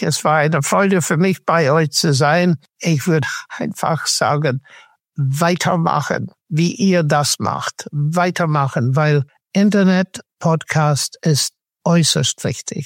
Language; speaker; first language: German; non-native, fluent; English